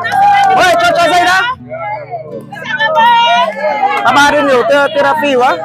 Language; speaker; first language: Portuguese; non-native, learner; Vietnamese